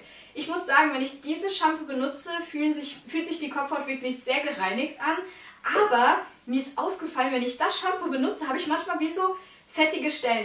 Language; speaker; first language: German; native; German